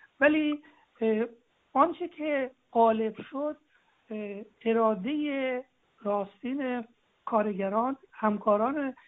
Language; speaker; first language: Persian; native; Persian